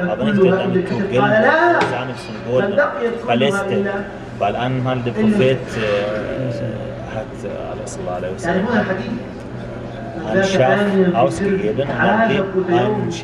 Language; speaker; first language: German; non-native, fluent; Arabic